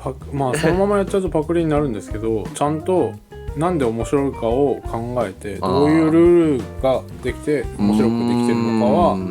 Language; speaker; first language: Japanese; native; Japanese